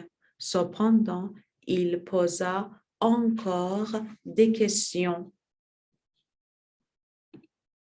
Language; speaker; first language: French; non-native, learner; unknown